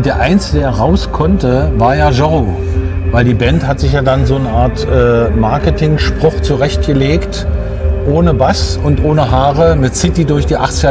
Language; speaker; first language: German; native; German